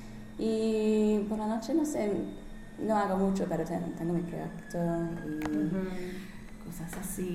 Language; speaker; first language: Spanish; non-native, learner; English